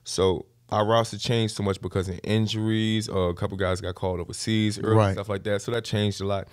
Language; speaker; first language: English; native; English